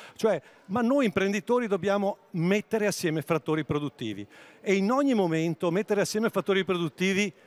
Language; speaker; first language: Italian; native; Italian